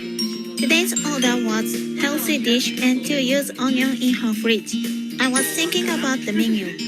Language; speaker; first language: English; non-native, learner; Japanese